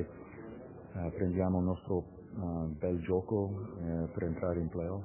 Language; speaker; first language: Italian; non-native, learner; English